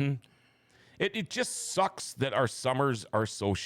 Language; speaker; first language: English; native; English